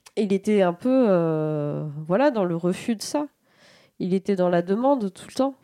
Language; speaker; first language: French; native; French